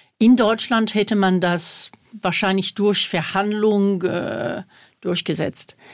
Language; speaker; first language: German; non-native, fluent; French